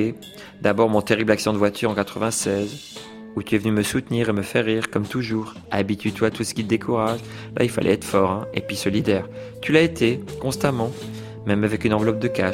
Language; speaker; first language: French; native; French